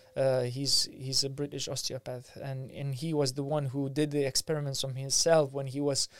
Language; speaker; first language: English; non-native, fluent; Lithuanian